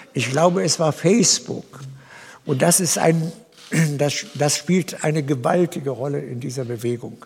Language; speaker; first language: German; native; German